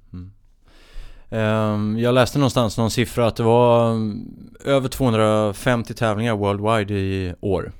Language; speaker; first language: Swedish; native; Swedish